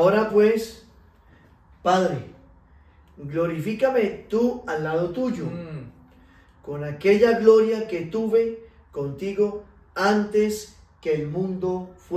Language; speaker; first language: Spanish; native; Spanish